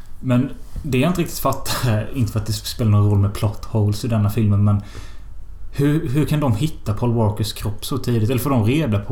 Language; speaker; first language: Swedish; native; Swedish